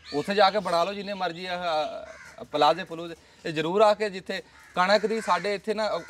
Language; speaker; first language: Punjabi; native; Punjabi